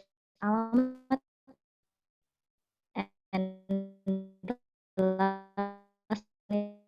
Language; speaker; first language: English; non-native, learner; Indonesian